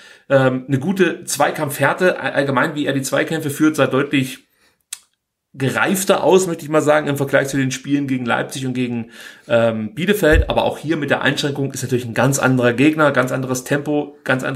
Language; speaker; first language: German; native; German